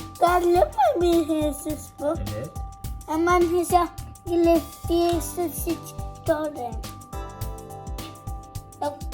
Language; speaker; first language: Turkish; early bilingual, heritage; Turkish